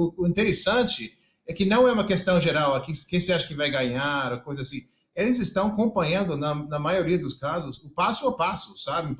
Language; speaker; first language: Portuguese; non-native, fluent; English